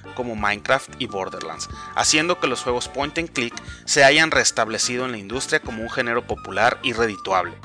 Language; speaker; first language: Spanish; native; Spanish